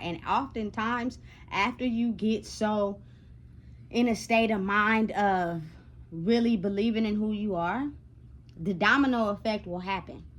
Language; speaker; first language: English; native; English